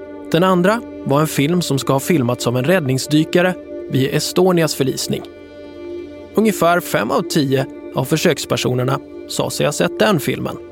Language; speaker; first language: Swedish; native; Swedish